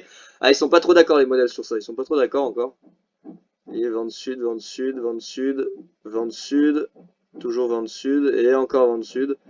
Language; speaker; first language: French; native; French